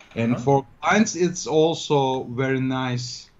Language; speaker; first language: English; non-native, fluent; Turkish